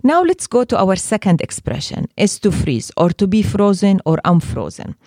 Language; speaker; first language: English; non-native, fluent; Arabic